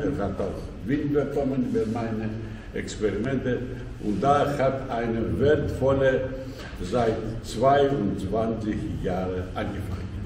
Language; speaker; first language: German; non-native, fluent; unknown